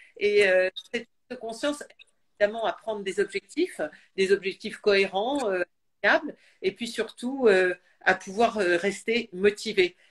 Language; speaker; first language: French; native; French